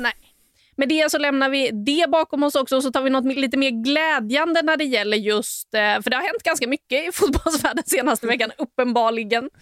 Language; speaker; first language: Swedish; native; Swedish